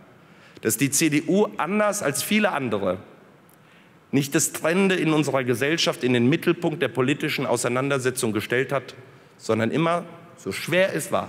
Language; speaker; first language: German; early bilingual, other home language; Polish